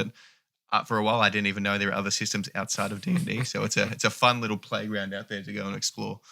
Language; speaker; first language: English; native; English